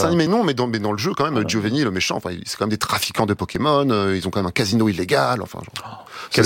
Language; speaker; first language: French; native; French